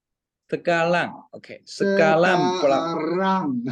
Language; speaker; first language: Indonesian; non-native, learner; Chinese